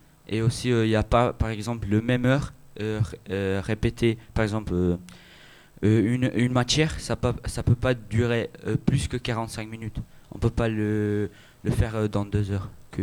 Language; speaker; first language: French; non-native, learner; Albanian